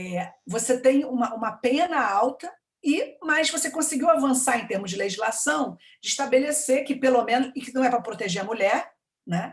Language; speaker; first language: Portuguese; native; Portuguese